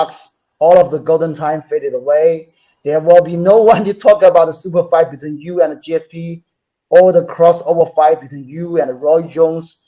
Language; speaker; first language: English; non-native, fluent; Chinese